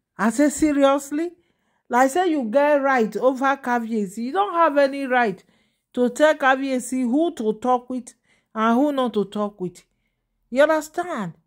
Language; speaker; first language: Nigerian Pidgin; non-native, local second language; Yoruba